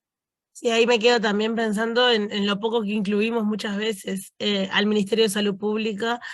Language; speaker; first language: Spanish; native; Spanish